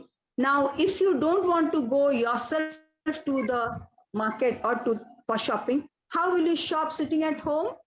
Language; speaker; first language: English; non-native, local second language; Odia